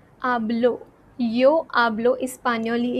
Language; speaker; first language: Spanish; non-native, fluent; Hindi